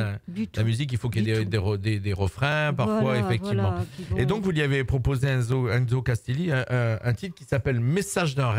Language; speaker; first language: French; native; French